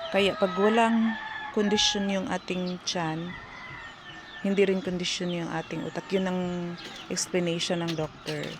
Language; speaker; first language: Filipino; non-native, local second language; Cebuano